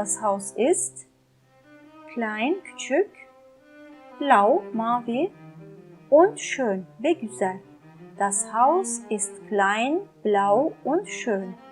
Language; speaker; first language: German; non-native, fluent; Turkish